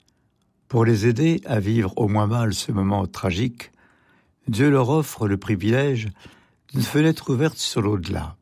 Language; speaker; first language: French; native; French